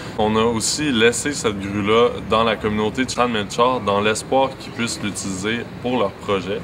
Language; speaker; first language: French; native; French